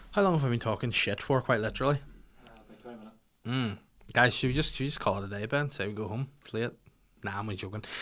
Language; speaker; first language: English; native; English